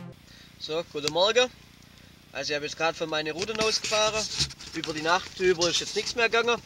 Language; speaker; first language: German; native; German